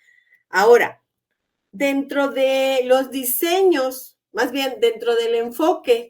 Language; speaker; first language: Spanish; native; Spanish